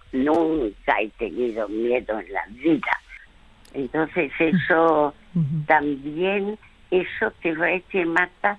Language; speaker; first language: Spanish; non-native, fluent; French